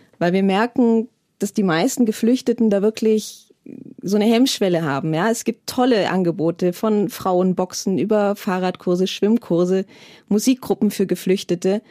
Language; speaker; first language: German; native; German